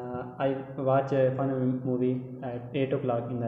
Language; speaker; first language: English; non-native, learner; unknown